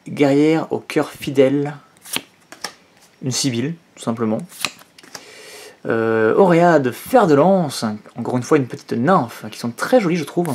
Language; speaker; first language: French; native; French